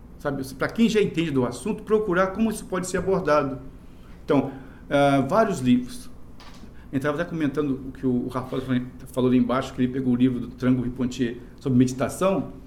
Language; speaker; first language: Portuguese; native; Portuguese